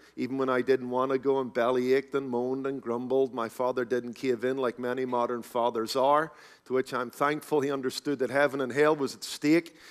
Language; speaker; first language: English; native; English